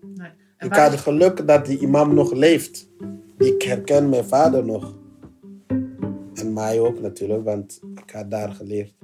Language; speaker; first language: Dutch; non-native, fluent; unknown